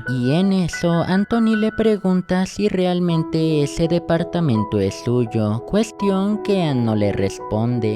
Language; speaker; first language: Spanish; native; Spanish